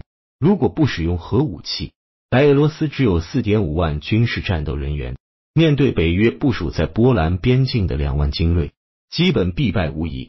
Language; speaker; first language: Chinese; native; Chinese